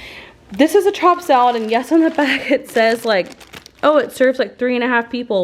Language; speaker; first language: English; native; English